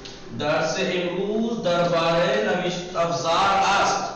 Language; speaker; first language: Persian; non-native, fluent; Urdu